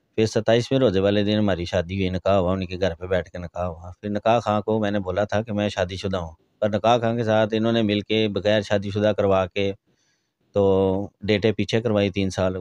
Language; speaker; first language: Urdu; non-native, local second language; Punjabi